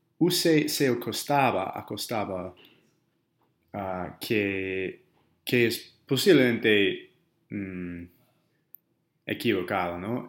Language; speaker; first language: Spanish; non-native, learner; English